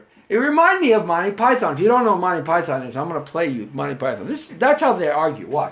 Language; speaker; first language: English; native; English